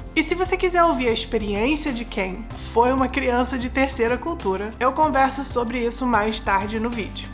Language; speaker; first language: Portuguese; early bilingual, heritage; Portuguese